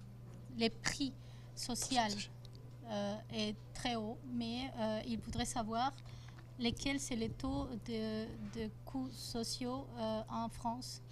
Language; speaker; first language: French; non-native, fluent; Spanish